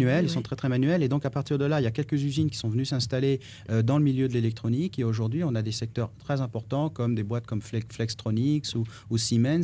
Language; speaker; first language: French; native; French